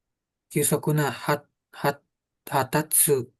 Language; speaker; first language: Japanese; non-native, learner; Indonesian